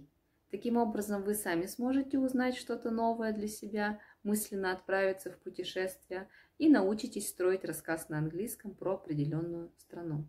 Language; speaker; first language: Russian; native; Russian